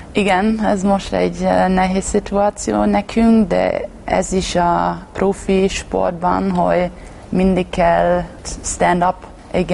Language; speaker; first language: Hungarian; non-native, learner; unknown